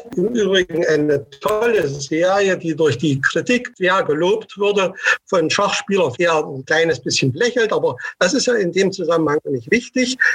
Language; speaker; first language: German; native; German